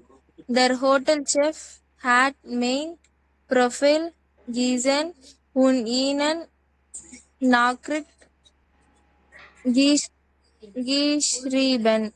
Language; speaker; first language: German; non-native, learner; Tamil